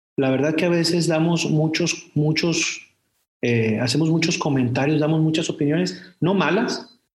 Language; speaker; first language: Spanish; native; Spanish